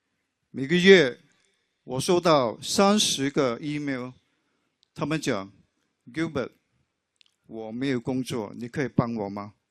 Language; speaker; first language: Chinese; non-native, local second language; English